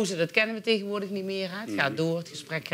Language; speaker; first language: Dutch; native; Dutch